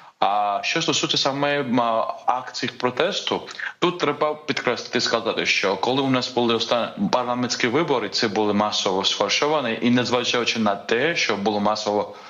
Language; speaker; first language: Ukrainian; non-native, fluent; Georgian